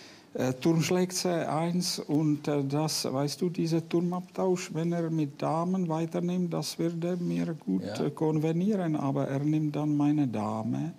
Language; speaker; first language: German; non-native, fluent; Czech